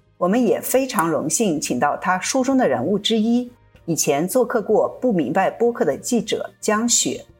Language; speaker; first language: Chinese; native; Chinese